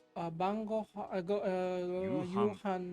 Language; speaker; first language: Japanese; non-native, learner; English